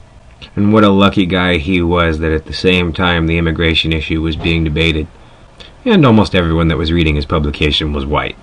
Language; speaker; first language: English; native; English